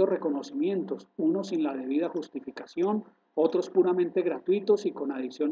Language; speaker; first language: Spanish; native; Spanish